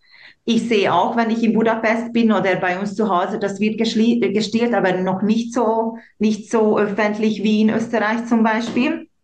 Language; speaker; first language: German; non-native, local second language; Hungarian